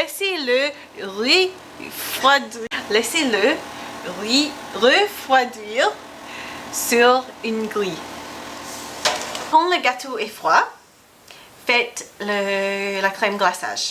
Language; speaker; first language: French; non-native, learner; English